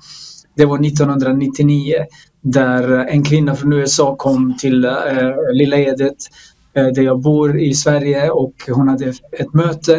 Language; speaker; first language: Swedish; non-native, fluent; Croatian